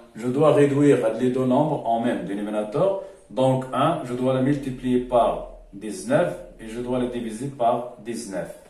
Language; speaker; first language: French; non-native, local second language; Arabic